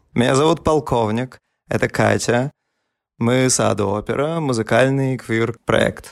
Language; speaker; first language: Russian; native; Russian